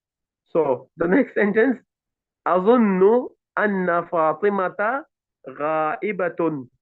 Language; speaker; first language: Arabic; non-native, fluent; Hindi